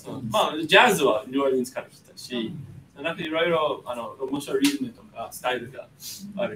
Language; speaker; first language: Japanese; non-native, fluent; English